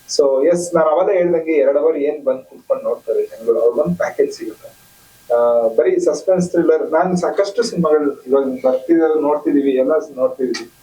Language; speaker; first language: Kannada; native; Kannada